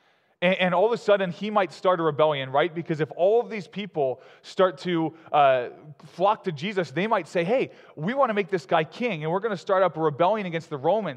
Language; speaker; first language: English; native; English